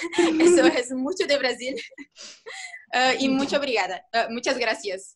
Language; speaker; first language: Spanish; non-native, fluent; Portuguese